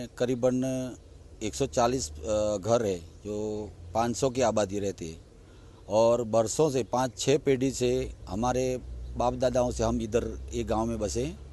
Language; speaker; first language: Hindi; non-native, local second language; Kachhi